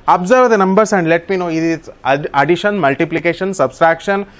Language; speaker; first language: English; non-native, local second language; Telugu